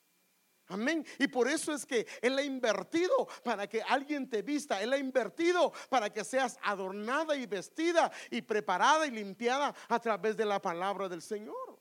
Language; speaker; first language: Spanish; native; Spanish